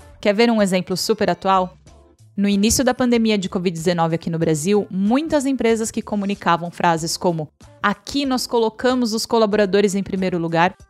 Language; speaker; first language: Portuguese; native; Portuguese